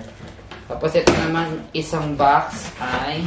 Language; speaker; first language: Filipino; native; Filipino